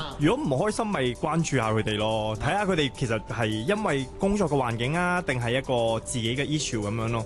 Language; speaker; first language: Cantonese; early bilingual, other home language; Thai